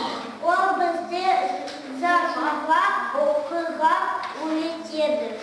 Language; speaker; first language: Kazakh; non-native, local second language; Russian